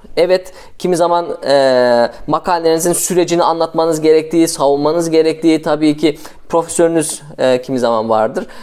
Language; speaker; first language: Turkish; early bilingual, heritage; Turkish